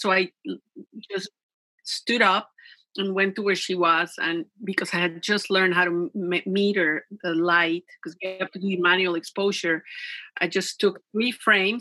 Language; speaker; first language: English; non-native, fluent; Spanish